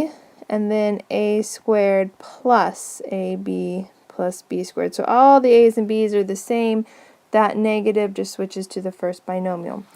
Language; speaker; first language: English; native; English